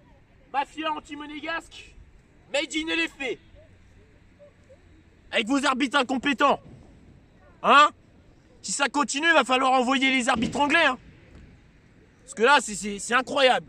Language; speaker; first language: French; native; French